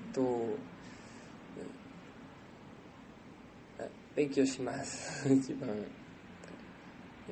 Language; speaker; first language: Japanese; non-native, learner; French